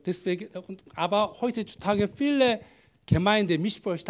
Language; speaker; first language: German; non-native, learner; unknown